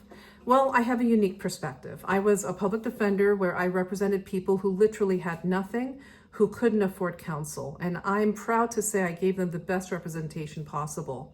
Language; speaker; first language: English; native; English